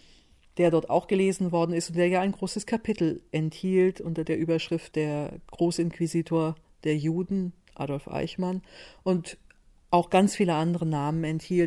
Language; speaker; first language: German; native; German